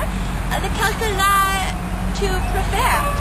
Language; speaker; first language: French; non-native, learner; English